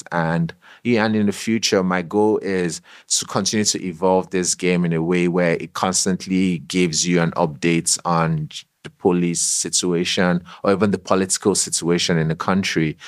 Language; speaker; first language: English; non-native, local second language; Yoruba